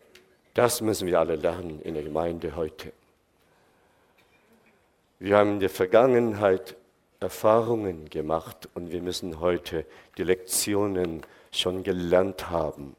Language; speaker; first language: German; non-native, fluent; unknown